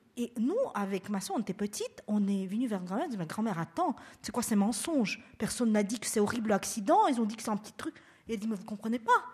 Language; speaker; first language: French; non-native, fluent; Russian